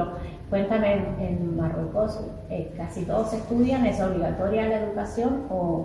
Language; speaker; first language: Spanish; native; Spanish